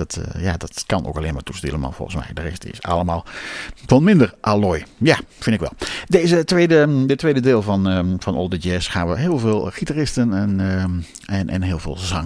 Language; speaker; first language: Dutch; native; Dutch